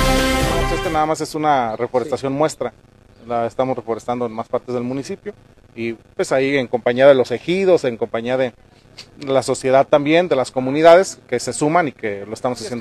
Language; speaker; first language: Spanish; native; Spanish